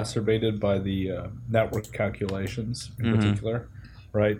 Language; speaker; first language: English; native; English